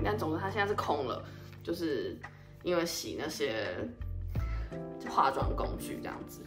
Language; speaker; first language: Chinese; native; Chinese